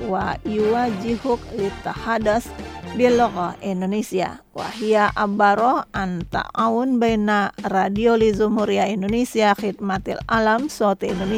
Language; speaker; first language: Arabic; non-native, fluent; Indonesian